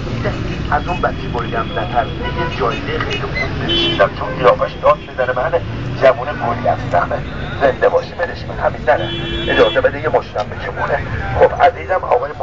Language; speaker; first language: Persian; native; Persian